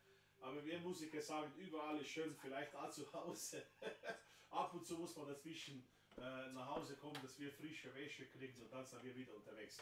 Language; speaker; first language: German; non-native, fluent; Slovenian